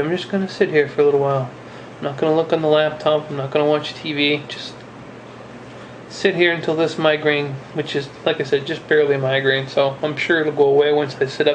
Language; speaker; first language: English; native; English